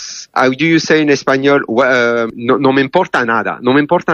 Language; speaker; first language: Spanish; non-native, fluent; French